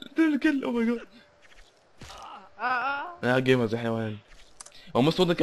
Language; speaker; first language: Arabic; native; Arabic